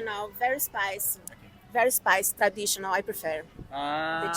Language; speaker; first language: English; non-native, learner; Portuguese